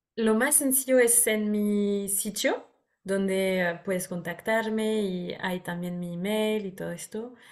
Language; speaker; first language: Spanish; non-native, fluent; French